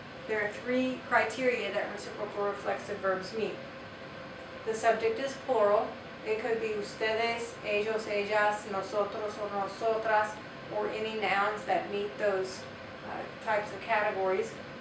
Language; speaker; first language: English; native; English